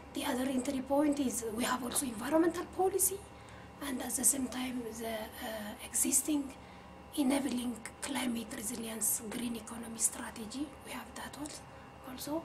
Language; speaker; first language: English; non-native, fluent; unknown